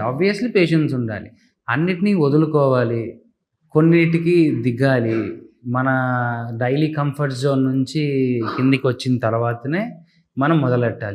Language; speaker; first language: Telugu; native; Telugu